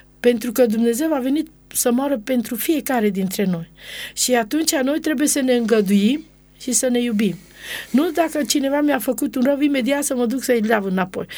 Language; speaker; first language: Romanian; non-native, local second language; Romany